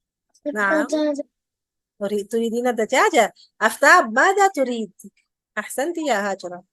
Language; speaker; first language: Arabic; non-native, fluent; Urdu